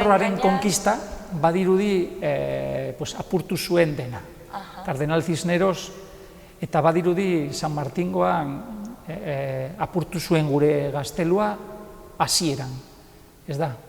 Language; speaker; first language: Basque; non-native, local second language; Spanish